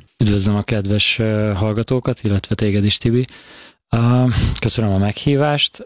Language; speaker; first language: Hungarian; native; Hungarian